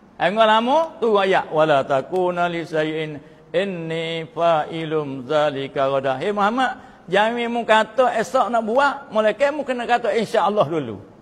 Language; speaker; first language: Malay; native; Malay